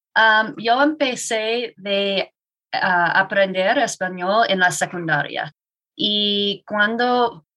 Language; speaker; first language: Spanish; non-native, learner; English